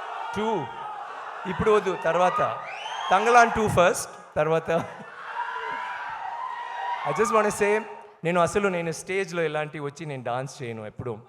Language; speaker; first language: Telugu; non-native, learner; Tamil